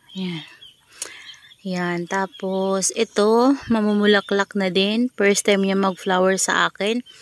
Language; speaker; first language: Filipino; native; Filipino